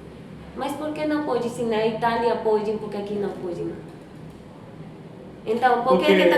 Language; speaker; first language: Portuguese; non-native, fluent; Spanish